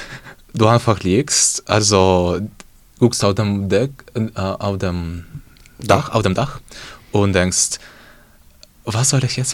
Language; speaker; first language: German; non-native, learner; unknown